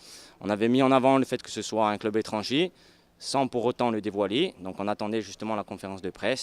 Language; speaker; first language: French; native; French